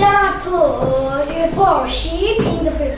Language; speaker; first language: English; non-native, learner; Azerbaijani